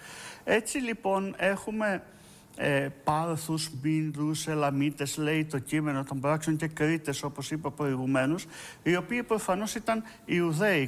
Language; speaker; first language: Greek; native; Greek